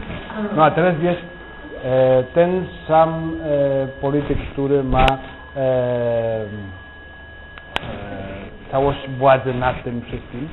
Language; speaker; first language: Polish; non-native, fluent; Catalan